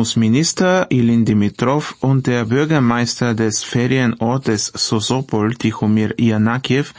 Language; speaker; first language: German; non-native, fluent; Bulgarian